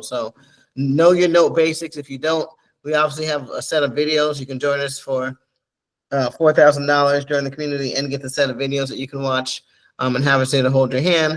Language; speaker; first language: English; native; English